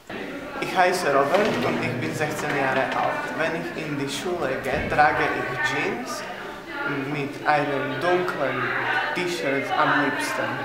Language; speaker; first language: German; non-native, learner; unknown